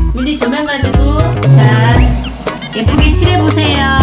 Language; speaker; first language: Korean; native; Korean